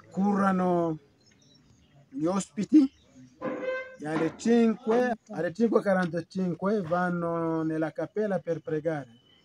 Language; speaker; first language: Italian; non-native, fluent; Kinyarwanda